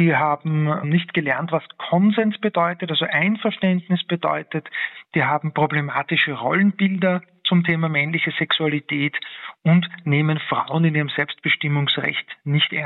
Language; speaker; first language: German; native; German